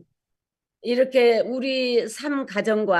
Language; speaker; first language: Korean; native; Korean